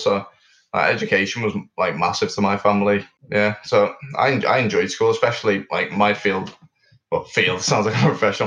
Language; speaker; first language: English; native; English